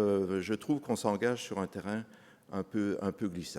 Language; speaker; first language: French; native; French